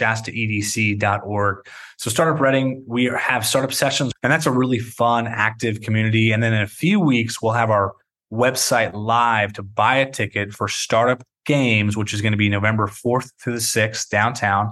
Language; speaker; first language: English; native; English